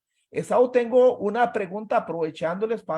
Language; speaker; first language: Spanish; native; Spanish